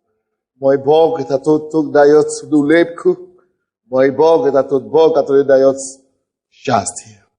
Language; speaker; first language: Russian; non-native, fluent; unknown